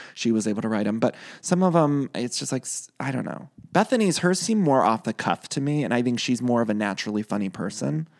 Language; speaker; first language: English; native; English